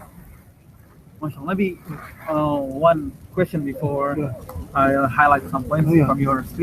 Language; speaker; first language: English; non-native, fluent; Indonesian